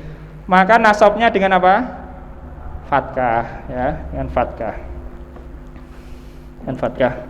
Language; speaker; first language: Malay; non-native, local second language; Javanese